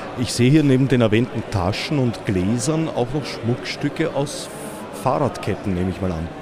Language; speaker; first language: German; native; German